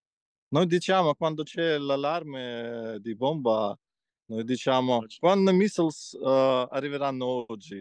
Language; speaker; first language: Italian; non-native, fluent; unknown